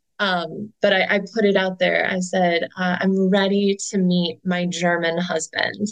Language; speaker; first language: English; native; English